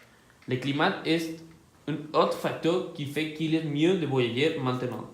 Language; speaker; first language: French; non-native, learner; Spanish